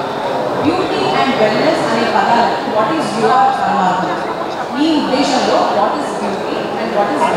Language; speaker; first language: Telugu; native; Telugu